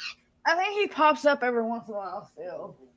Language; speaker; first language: English; native; English